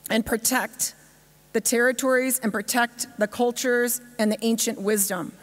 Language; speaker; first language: English; native; English